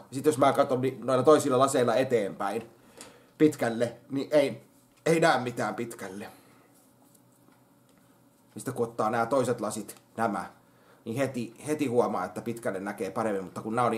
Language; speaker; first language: Finnish; native; Finnish